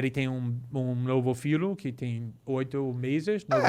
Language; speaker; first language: Portuguese; non-native, fluent; English